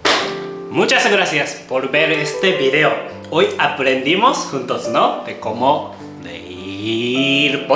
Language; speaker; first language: Spanish; non-native, fluent; Japanese